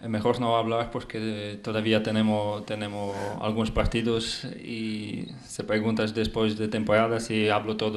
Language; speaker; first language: Spanish; non-native, learner; Polish